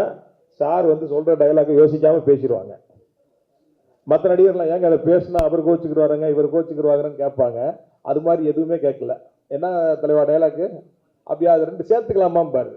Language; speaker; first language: Tamil; native; Tamil